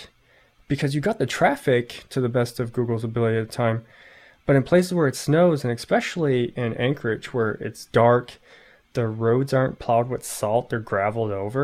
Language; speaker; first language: English; native; English